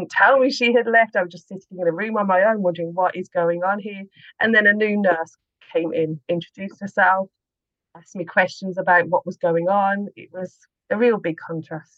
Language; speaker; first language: English; native; English